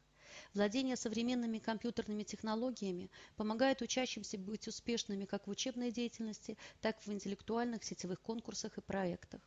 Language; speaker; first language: Russian; native; Russian